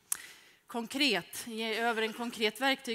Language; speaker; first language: Swedish; native; Swedish